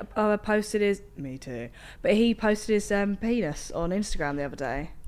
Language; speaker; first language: English; native; English